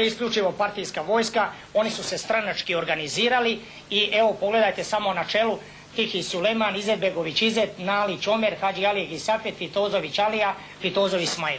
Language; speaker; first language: Bosnian; native; Bosnian